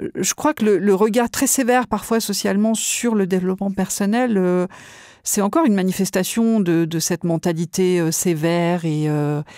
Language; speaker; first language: French; native; French